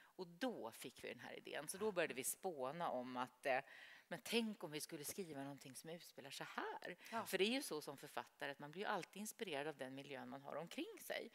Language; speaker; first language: Swedish; native; Swedish